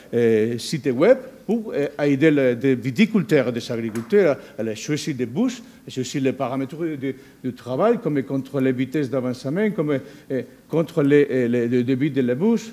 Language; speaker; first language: French; non-native, learner; Spanish